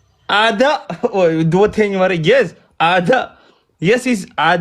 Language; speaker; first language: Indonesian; non-native, learner; Oromo